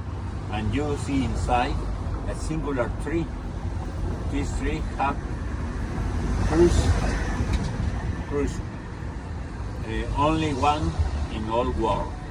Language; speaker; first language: English; non-native, learner; Spanish